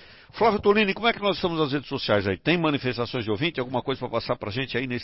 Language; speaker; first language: Portuguese; native; Portuguese